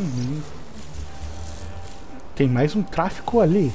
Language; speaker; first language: Portuguese; native; Portuguese